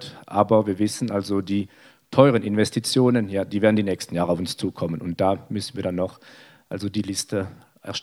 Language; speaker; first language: German; native; German